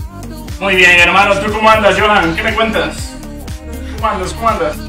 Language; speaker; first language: Spanish; native; Spanish